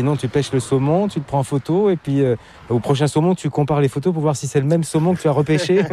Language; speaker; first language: French; native; French